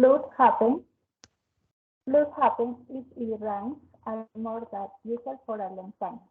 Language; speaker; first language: English; non-native, learner; Spanish